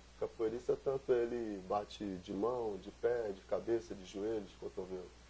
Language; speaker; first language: Portuguese; native; Portuguese